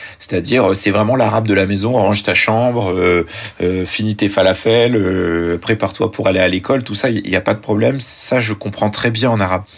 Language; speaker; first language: French; early bilingual, other home language; Arabic